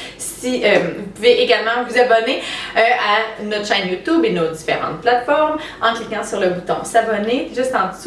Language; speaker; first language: French; native; French